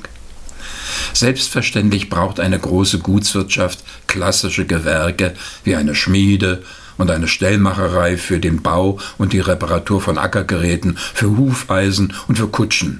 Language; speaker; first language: German; native; German